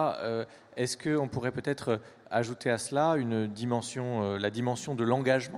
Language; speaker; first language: French; native; French